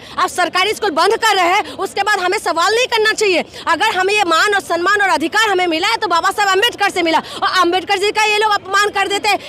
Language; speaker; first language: Hindi; non-native, local second language; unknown